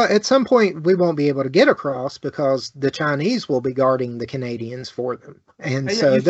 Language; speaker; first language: English; native; English